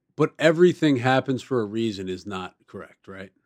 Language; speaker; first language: English; native; English